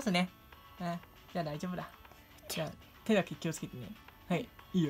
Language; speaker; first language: Japanese; native; Japanese